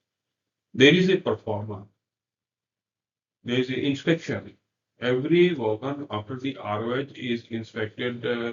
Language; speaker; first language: English; non-native, local second language; Hindi